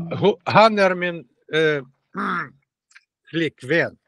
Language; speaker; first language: Swedish; non-native, learner; Russian